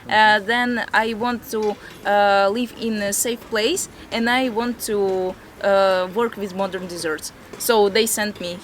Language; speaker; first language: English; non-native, fluent; Latvian